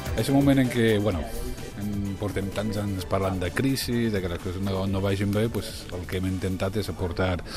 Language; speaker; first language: Catalan; non-native, fluent; English